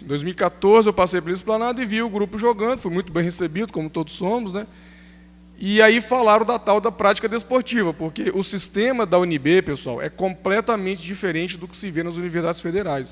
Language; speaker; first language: Portuguese; native; Portuguese